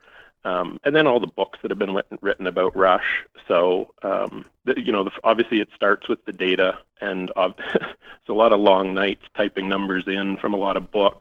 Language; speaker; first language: English; native; English